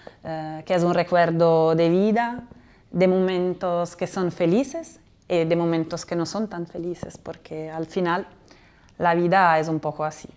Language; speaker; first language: Spanish; non-native, fluent; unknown